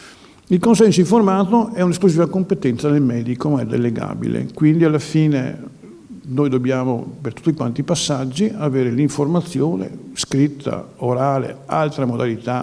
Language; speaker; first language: Italian; native; Italian